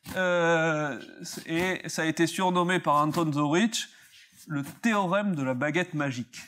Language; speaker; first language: French; native; French